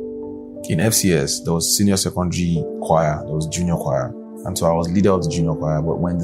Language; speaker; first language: English; non-native, local second language; Yoruba